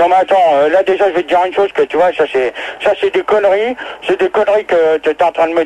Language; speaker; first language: French; native; French